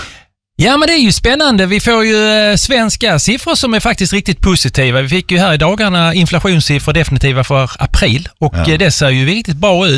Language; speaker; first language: Swedish; native; Swedish